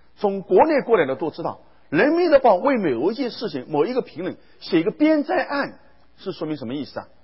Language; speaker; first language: Chinese; native; Chinese